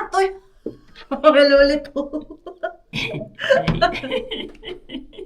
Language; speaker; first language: Finnish; non-native, learner; Filipino